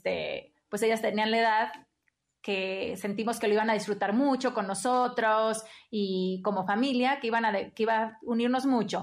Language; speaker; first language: Spanish; native; Spanish